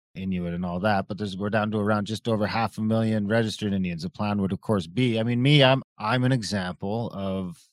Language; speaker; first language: English; native; English